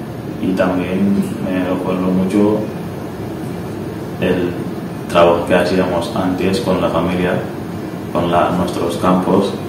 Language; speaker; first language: Spanish; non-native, learner; Wolof